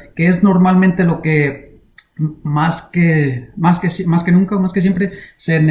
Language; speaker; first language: Spanish; early bilingual, heritage; Spanish